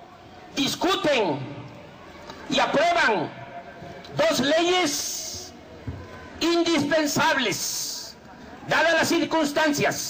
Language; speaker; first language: Spanish; native; Spanish